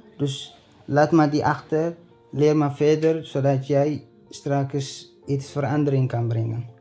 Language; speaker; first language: Dutch; non-native, learner; Tigrinya